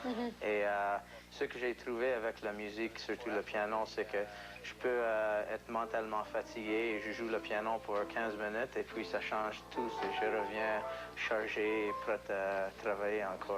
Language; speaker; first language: French; non-native, local second language; English